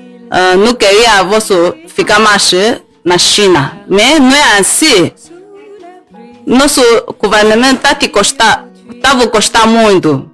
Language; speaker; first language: Portuguese; non-native, learner; Chinese